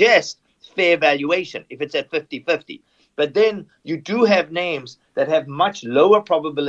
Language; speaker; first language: English; native; English